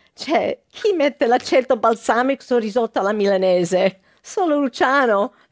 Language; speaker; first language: Italian; non-native, fluent; English